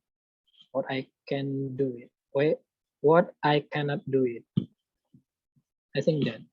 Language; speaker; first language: English; non-native, learner; Indonesian